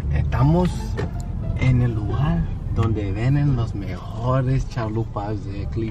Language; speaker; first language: Spanish; early bilingual, heritage; Spanish